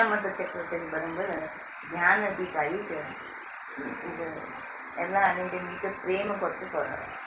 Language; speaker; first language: Malayalam; non-native, local second language; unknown